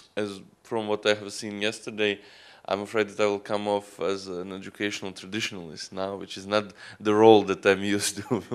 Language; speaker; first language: English; non-native, fluent; Croatian